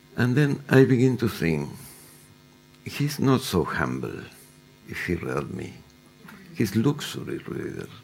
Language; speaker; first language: English; non-native, fluent; Spanish